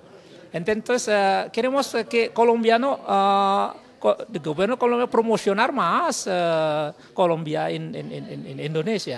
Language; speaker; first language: Spanish; non-native, learner; Indonesian